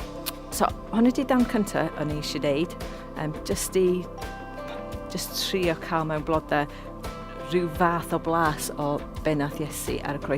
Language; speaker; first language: Welsh; non-native, local second language; English